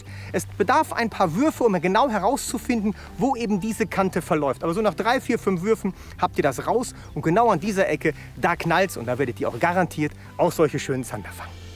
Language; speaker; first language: German; native; German